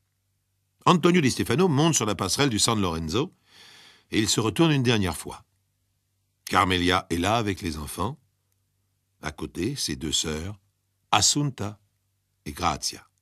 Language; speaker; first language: French; native; French